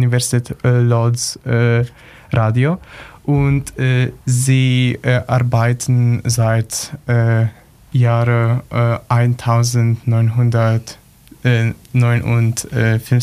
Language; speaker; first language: German; non-native, learner; Polish